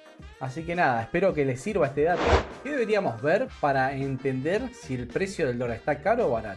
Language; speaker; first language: Spanish; native; Spanish